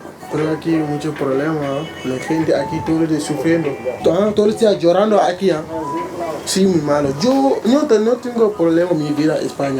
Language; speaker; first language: Spanish; non-native, learner; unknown